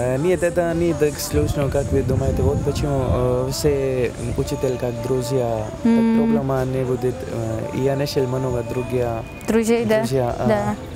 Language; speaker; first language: Russian; non-native, learner; English